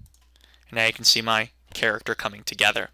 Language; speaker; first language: English; native; English